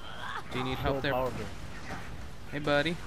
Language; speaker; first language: English; native; English